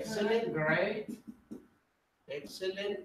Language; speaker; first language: English; non-native, learner; Spanish